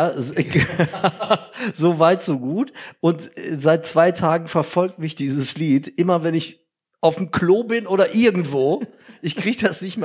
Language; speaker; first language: German; native; German